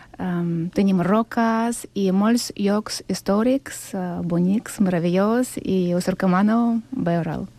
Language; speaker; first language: Catalan; non-native, fluent; Russian